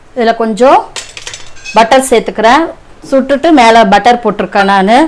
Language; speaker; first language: Tamil; non-native, local second language; Telugu